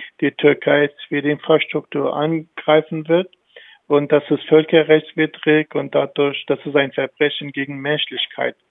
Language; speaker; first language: German; non-native, fluent; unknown